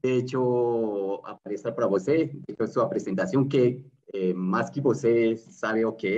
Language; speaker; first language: Portuguese; non-native, learner; Spanish